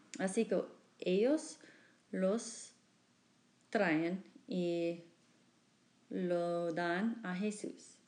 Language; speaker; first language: Spanish; non-native, learner; English